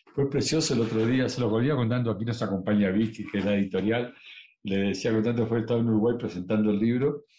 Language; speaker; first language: Spanish; native; Spanish